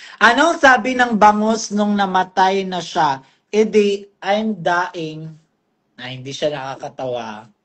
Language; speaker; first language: Filipino; non-native, local second language; Cebuano